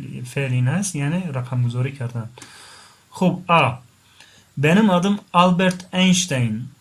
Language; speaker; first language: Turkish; non-native, fluent; Tajik